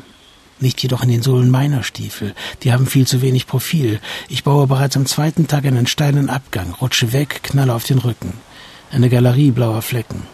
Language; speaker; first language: German; native; German